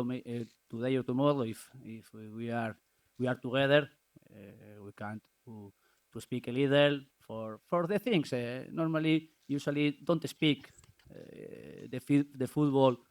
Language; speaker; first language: English; non-native, learner; Spanish